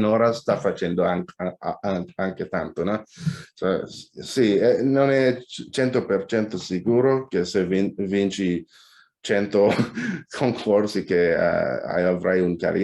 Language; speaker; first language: Italian; non-native, fluent; Indonesian